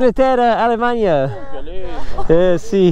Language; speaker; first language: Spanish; non-native, learner; English